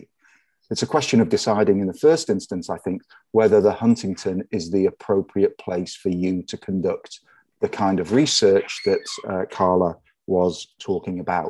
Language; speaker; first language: English; native; English